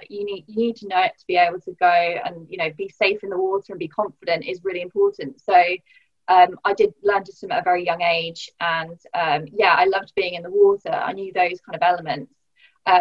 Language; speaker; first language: English; native; English